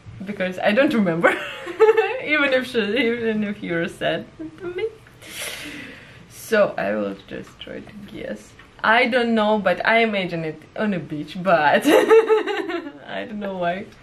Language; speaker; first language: English; non-native, learner; Russian